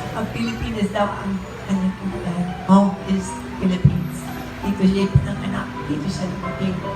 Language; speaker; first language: Filipino; non-native, fluent; English